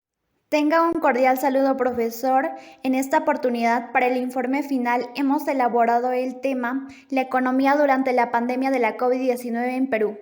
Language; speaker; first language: Spanish; native; Spanish